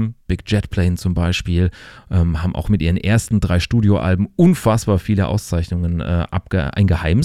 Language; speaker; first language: German; native; German